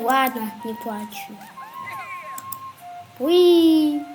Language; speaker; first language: Russian; non-native, local second language; Kazakh